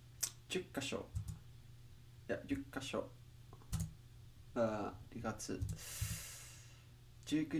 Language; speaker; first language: Japanese; non-native, learner; English